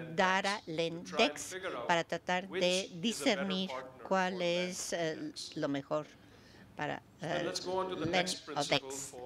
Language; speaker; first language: Spanish; non-native, fluent; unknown